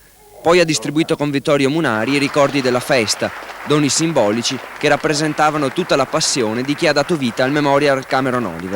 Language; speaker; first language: Italian; native; Italian